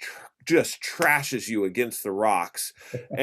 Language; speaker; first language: English; native; English